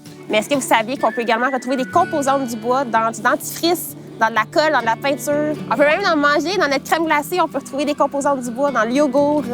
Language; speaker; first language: French; native; French